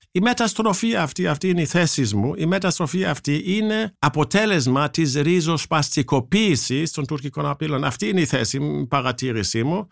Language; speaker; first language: Greek; non-native, fluent; German